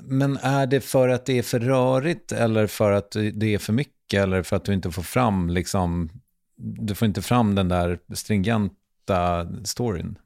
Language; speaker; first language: Swedish; native; Swedish